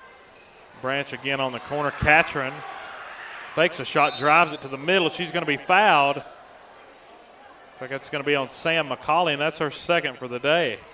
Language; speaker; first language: English; native; English